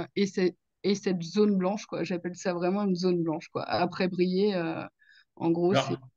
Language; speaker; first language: French; native; French